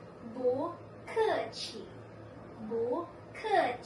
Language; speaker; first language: Chinese; non-native, fluent; Filipino